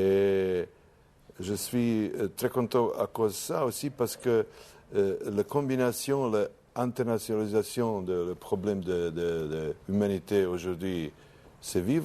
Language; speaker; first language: French; non-native, learner; Croatian